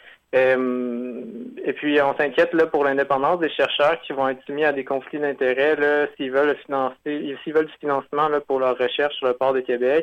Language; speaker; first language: French; native; French